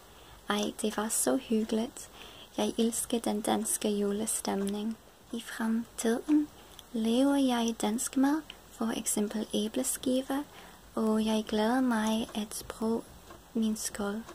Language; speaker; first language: Danish; non-native, learner; English